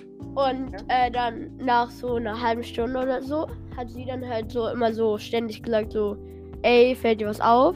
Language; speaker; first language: German; native; German